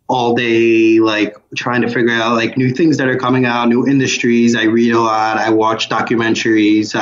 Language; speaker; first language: English; native; English